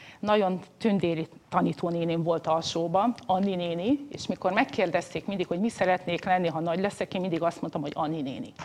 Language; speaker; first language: Hungarian; native; Hungarian